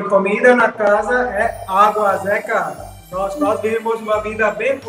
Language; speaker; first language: Portuguese; non-native, fluent; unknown